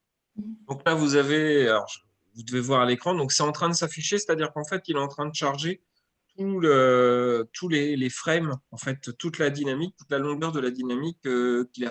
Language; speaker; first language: French; native; French